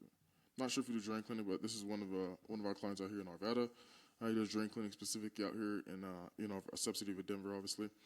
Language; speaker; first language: English; native; English